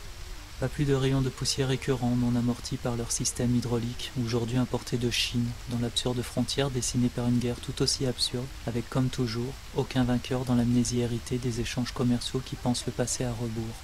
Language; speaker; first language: French; native; French